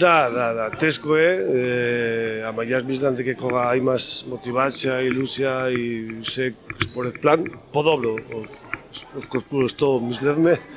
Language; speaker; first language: Macedonian; non-native, fluent; Spanish